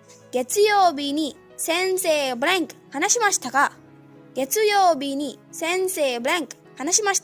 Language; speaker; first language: Japanese; non-native, fluent; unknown